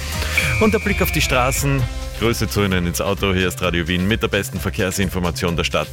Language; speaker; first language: German; native; German